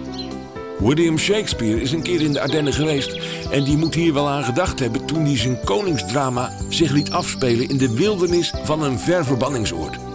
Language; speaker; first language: Dutch; native; Dutch